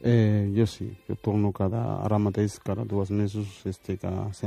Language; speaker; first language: Catalan; non-native, fluent; Wolof